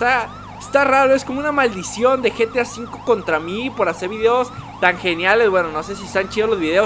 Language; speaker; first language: Spanish; native; Spanish